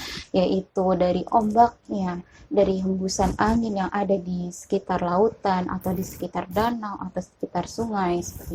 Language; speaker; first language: Indonesian; native; Indonesian